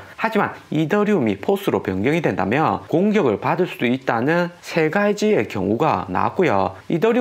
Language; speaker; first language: Korean; native; Korean